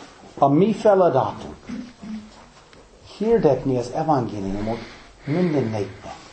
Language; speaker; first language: Hungarian; non-native, fluent; English